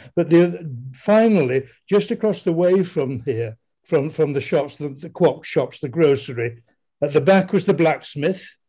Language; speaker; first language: English; native; English